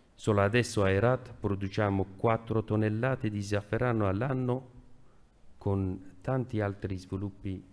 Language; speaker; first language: Italian; non-native, fluent; Persian